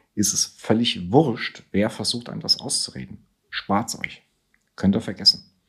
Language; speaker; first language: German; native; German